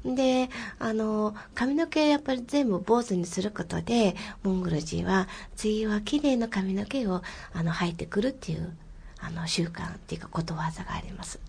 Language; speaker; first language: Japanese; non-native, fluent; Mongolian